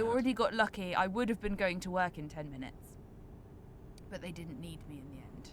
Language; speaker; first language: English; native; English